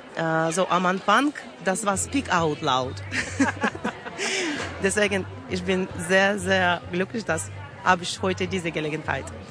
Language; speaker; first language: German; non-native, learner; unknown